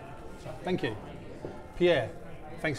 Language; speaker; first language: English; native; English